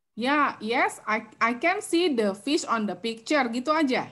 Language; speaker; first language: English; non-native, fluent; Indonesian